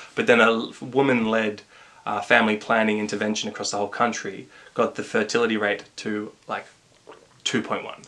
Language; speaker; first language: English; native; English